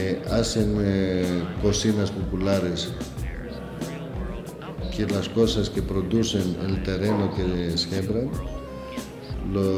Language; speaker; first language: Spanish; non-native, learner; Greek